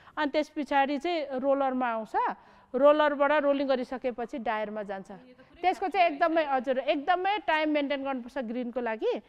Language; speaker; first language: Nepali; native; Nepali